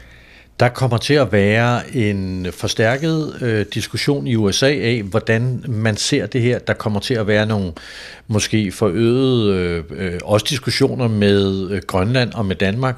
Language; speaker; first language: Danish; native; Danish